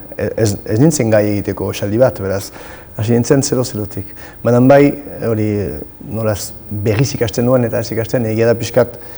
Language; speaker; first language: Basque; non-native, local second language; French